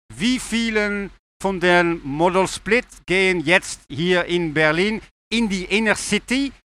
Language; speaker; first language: German; non-native, learner; Dutch